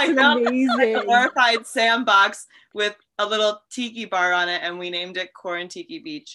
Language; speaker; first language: English; native; English